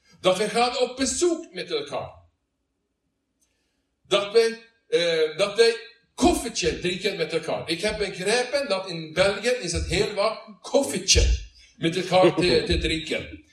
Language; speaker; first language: Dutch; non-native, learner; Norwegian